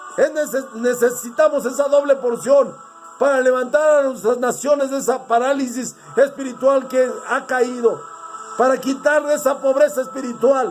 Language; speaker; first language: Spanish; native; Spanish